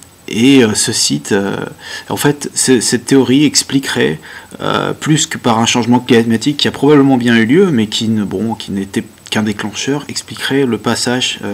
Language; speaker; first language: French; native; French